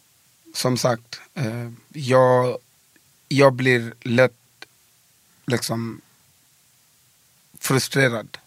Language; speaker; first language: Swedish; early bilingual, other home language; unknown